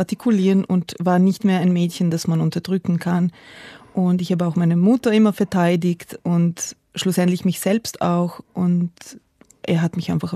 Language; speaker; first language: German; non-native, fluent; Serbian